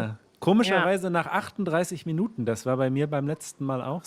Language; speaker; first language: German; native; German